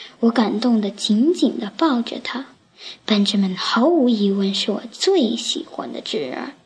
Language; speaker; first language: Chinese; native; Chinese